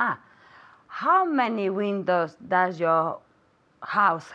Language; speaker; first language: English; non-native, learner; Spanish